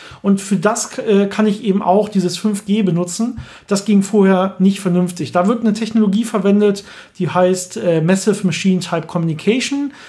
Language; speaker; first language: German; native; German